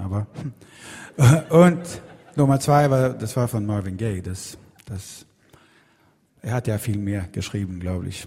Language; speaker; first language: German; non-native, learner; Swedish